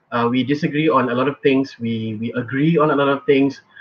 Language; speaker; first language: English; non-native, local second language; Malay